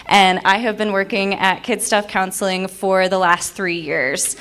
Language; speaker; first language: English; native; English